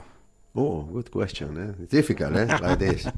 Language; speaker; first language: English; non-native, learner; Spanish